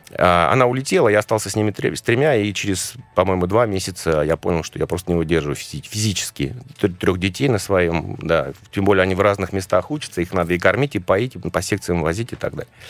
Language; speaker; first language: Russian; native; Russian